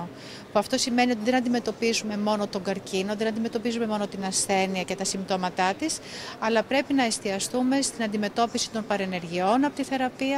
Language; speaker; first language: Greek; native; Greek